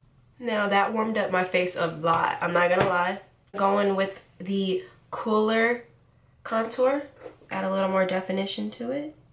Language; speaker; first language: English; native; English